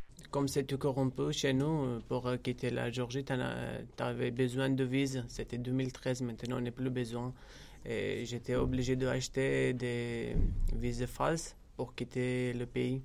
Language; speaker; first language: French; non-native, learner; Georgian